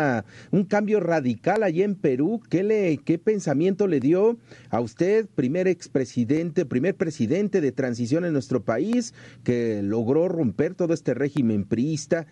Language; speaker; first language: Spanish; native; Spanish